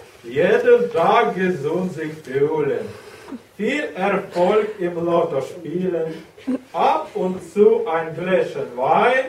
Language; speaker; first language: German; non-native, learner; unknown